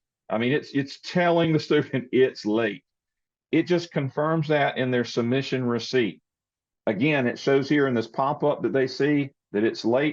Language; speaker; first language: English; native; English